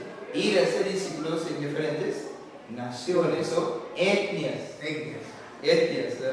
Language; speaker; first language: Spanish; non-native, learner; English